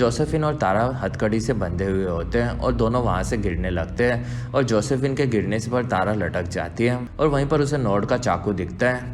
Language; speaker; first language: Hindi; native; Hindi